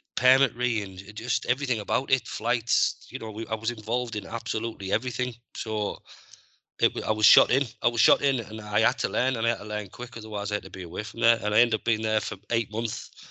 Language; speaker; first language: English; native; English